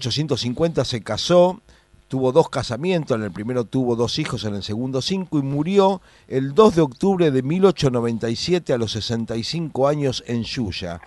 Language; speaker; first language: Spanish; native; Spanish